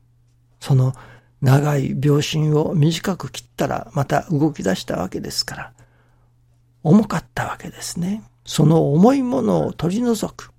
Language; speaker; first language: Japanese; native; Japanese